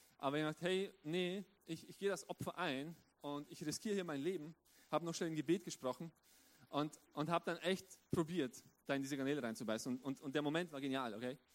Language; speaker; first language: German; early bilingual, other home language; Romanian